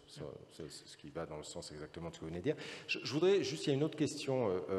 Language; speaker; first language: French; native; French